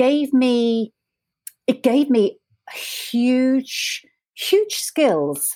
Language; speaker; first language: English; native; English